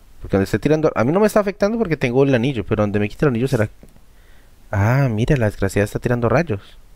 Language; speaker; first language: Spanish; native; Spanish